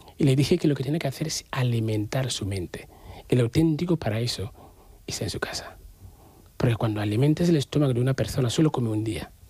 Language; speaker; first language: Spanish; non-native, fluent; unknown